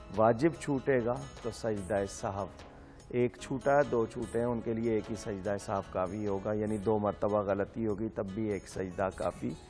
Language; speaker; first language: Urdu; native; Urdu